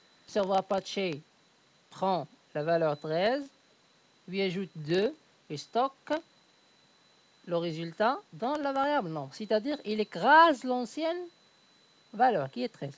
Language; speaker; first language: French; native; French